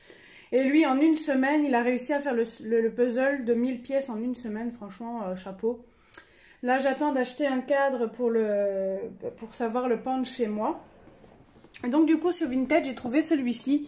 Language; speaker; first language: French; native; French